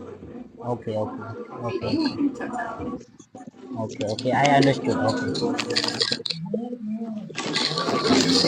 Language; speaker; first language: English; non-native, learner; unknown